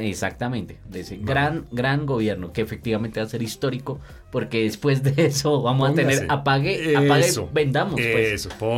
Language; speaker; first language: Spanish; native; Spanish